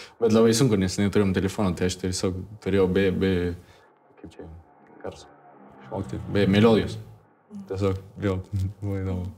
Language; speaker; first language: Lithuanian; early bilingual, heritage; Spanish